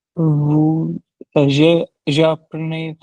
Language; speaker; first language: French; non-native, learner; Hindi